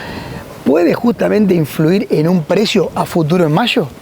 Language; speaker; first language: Spanish; native; Spanish